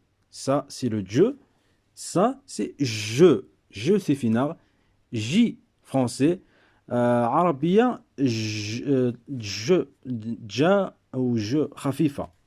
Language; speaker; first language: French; non-native, local second language; Berber languages